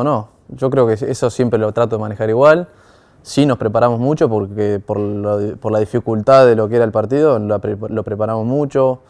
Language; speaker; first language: Spanish; native; Spanish